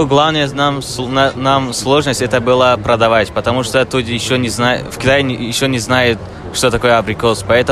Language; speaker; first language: Russian; non-native, learner; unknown